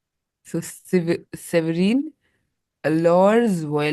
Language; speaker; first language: French; non-native, learner; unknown